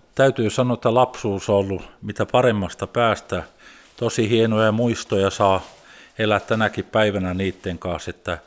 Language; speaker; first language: Finnish; early bilingual, heritage; Finnish